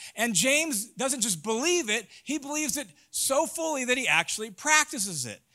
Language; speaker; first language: English; native; English